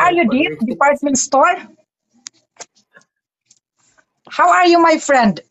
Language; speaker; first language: English; non-native, learner; Filipino